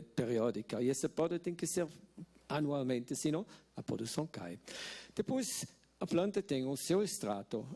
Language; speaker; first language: Portuguese; non-native, fluent; Swiss German